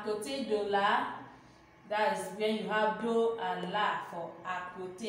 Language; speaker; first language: French; non-native, fluent; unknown